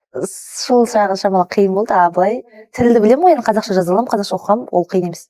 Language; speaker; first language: Kazakh; early bilingual, heritage; Kazakh